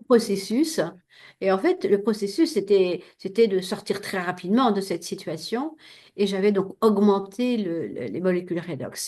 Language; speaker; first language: French; native; French